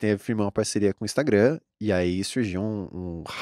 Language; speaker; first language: Portuguese; native; Portuguese